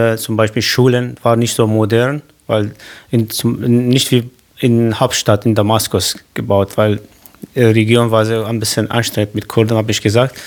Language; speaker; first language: German; non-native, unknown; Kurdish